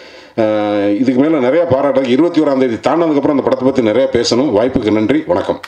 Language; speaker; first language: Tamil; native; Tamil